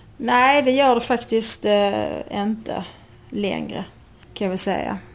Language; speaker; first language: Swedish; native; Swedish